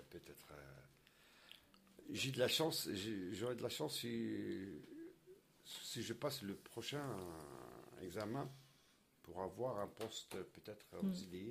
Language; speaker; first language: French; non-native, learner; Arabic